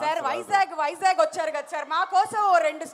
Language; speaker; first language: Telugu; native; Telugu